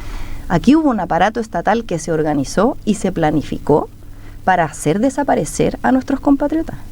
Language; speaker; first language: Spanish; native; Spanish